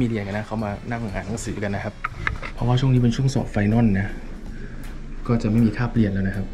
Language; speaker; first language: Thai; native; Thai